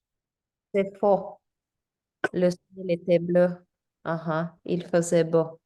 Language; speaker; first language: French; non-native, learner; English